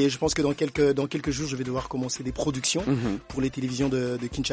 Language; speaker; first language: French; non-native, local second language; Lingala